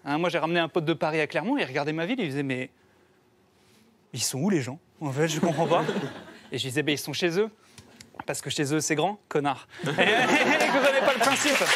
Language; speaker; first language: French; native; French